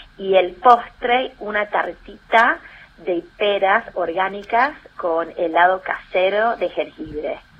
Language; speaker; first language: Spanish; non-native, fluent; English